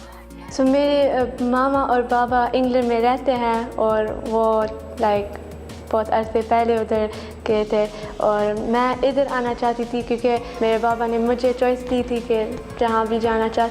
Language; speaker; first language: Hindi; early bilingual, heritage; Hindi